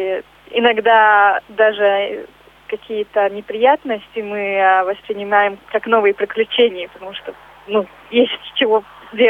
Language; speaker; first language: Russian; non-native, local second language; Latvian